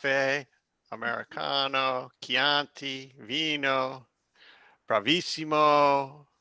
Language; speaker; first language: Italian; non-native, learner; English